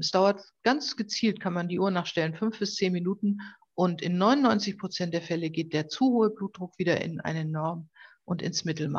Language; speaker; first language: German; native; German